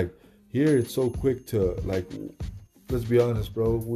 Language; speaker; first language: English; early bilingual, other home language; Spanish